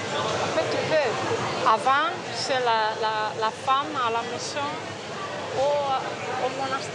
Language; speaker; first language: French; non-native, fluent; Spanish